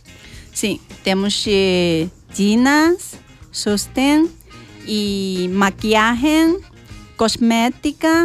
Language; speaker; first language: Spanish; non-native, learner; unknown